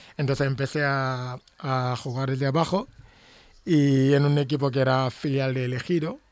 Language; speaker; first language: Spanish; non-native, local second language; Fang